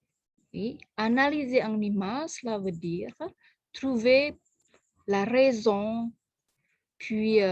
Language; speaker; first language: French; non-native, fluent; Indonesian